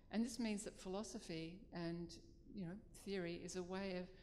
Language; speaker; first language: English; native; English